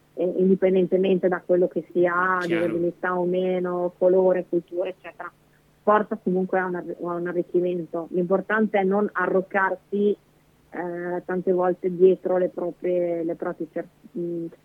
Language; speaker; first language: Italian; native; Italian